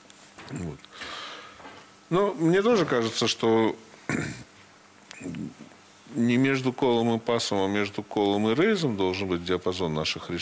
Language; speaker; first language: Russian; native; Russian